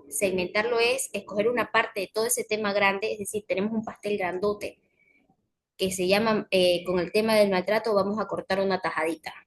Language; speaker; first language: Spanish; native; Spanish